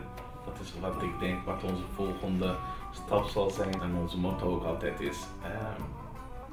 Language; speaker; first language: Dutch; early bilingual, other home language; Turkish